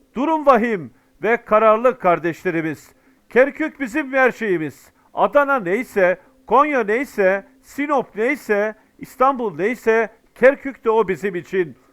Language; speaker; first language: Turkish; native; Turkish